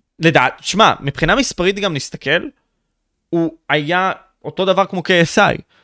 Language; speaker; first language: Hebrew; native; Hebrew